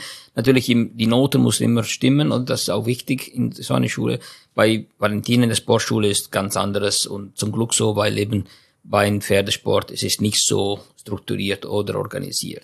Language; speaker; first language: German; non-native, fluent; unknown